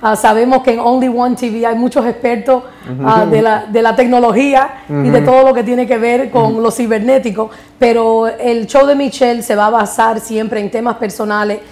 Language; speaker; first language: Spanish; early bilingual, heritage; Spanish